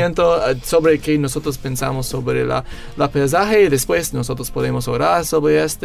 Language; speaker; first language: Spanish; non-native, learner; English